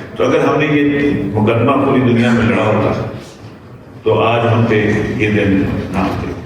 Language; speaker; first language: Urdu; non-native, local second language; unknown